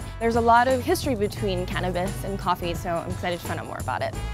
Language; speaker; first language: English; native; English